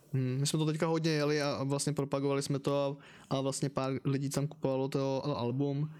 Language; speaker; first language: Czech; native; Czech